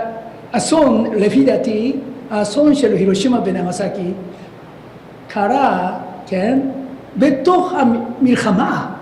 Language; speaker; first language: Hebrew; non-native, learner; Japanese